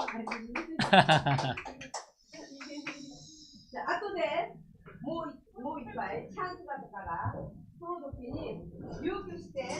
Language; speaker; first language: Japanese; non-native, learner; Korean